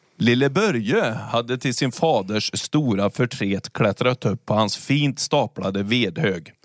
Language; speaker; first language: Swedish; native; Swedish